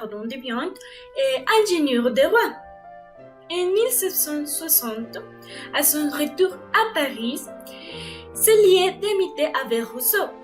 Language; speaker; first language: French; non-native, learner; Spanish